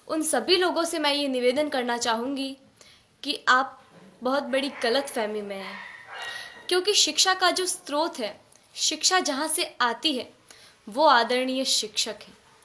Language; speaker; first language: Hindi; native; Hindi